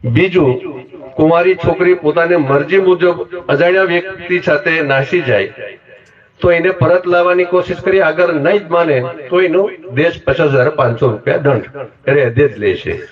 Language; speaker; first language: Gujarati; non-native, local second language; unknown